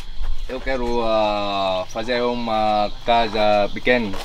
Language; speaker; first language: Portuguese; non-native, learner; Vietnamese